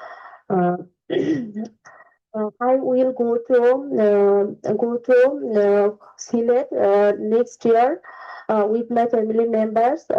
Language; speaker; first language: English; non-native, learner; Bangla